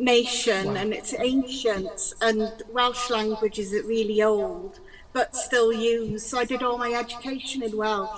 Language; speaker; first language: English; non-native, local second language; Welsh